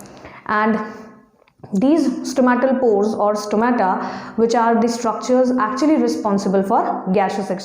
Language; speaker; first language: English; non-native, local second language; Hindi